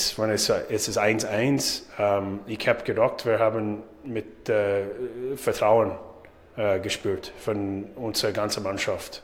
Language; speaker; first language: German; non-native, learner; English